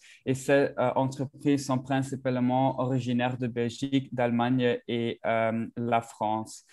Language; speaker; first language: French; non-native, local second language; Dutch